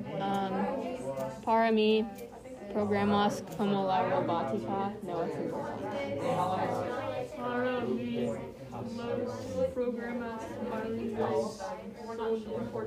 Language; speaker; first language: Spanish; non-native, learner; English